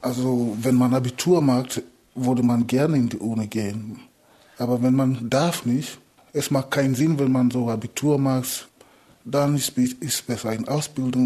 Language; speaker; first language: German; non-native, learner; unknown